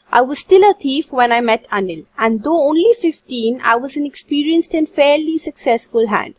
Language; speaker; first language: English; non-native, local second language; Hindi